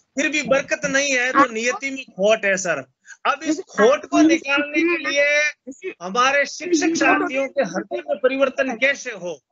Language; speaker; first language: Hindi; native; Hindi